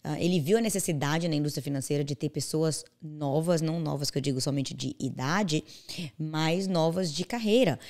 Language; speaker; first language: Portuguese; native; Portuguese